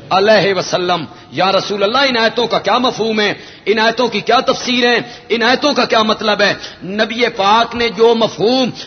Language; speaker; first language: Urdu; non-native, local second language; Punjabi